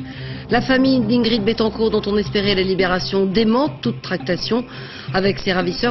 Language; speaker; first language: French; native; French